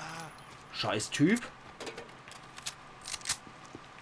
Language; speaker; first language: German; native; German